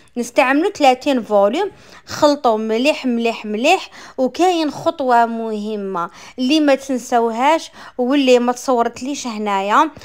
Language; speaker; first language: Arabic; native; Arabic